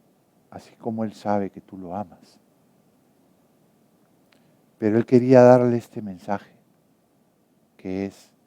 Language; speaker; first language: Spanish; native; Spanish